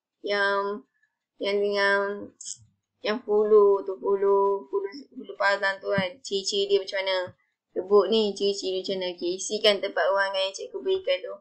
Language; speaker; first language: Malay; native; Malay